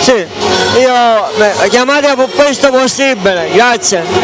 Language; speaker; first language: Italian; non-native, local second language; Sicilian